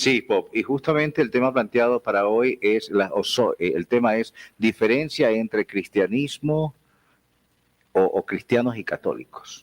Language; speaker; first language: Spanish; native; Spanish